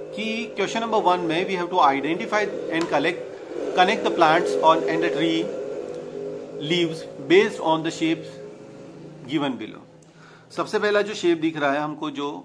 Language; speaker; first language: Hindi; non-native, local second language; Gujarati